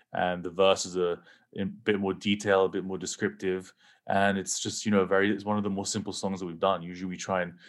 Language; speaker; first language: English; native; English